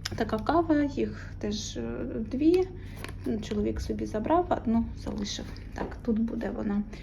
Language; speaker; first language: Ukrainian; native; Ukrainian